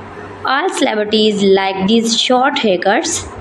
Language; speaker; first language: English; non-native, learner; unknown